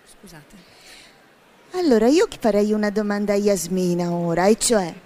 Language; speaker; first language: Italian; native; Italian